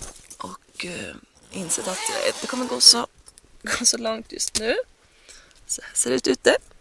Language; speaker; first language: Swedish; native; Swedish